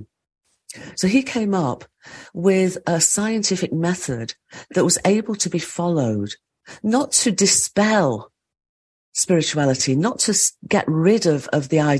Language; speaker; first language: English; native; English